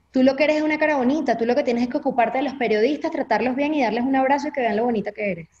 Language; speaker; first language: Spanish; native; Spanish